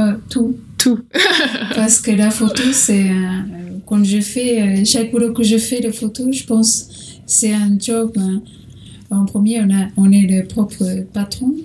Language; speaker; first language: French; non-native, learner; Portuguese